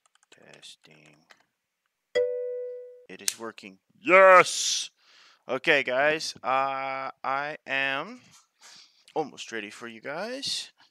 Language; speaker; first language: English; non-native, local second language; Afrikaans